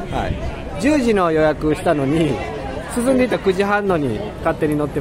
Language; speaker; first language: Japanese; native; Japanese